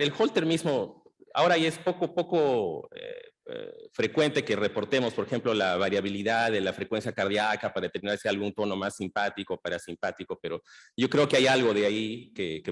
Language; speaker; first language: Spanish; native; Spanish